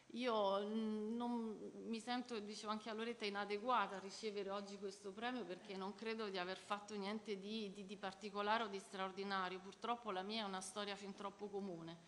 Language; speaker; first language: Italian; native; Italian